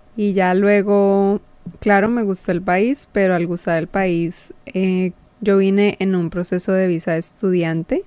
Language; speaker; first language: Spanish; native; Spanish